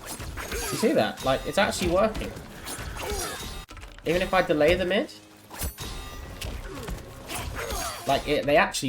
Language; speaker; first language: English; native; English